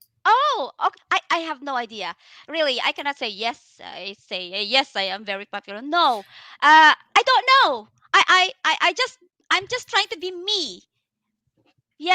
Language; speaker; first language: English; non-native, local second language; Filipino